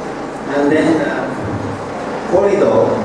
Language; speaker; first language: English; non-native, learner; Japanese